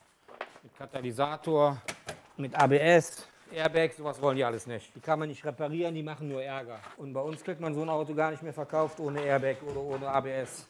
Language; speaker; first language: German; native; German